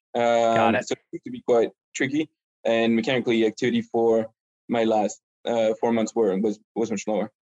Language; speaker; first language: English; non-native, fluent; French